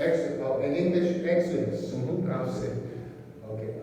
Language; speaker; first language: Spanish; non-native, learner; English